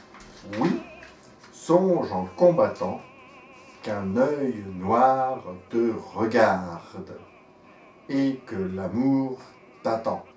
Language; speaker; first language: French; native; French